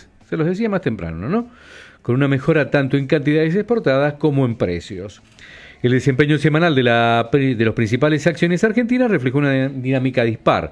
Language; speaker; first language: Spanish; native; Spanish